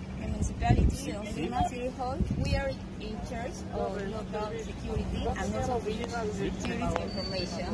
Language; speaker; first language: English; non-native, learner; Spanish